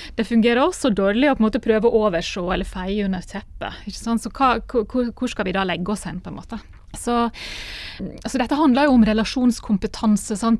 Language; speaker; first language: Norwegian; native; Norwegian